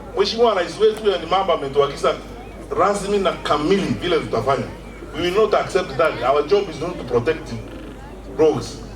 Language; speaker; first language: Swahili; non-native, local second language; Gusii